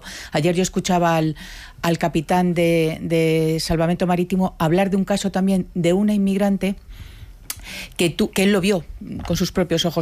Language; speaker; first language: Spanish; native; Spanish